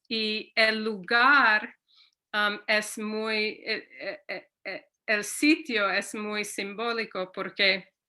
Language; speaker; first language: Spanish; non-native, fluent; English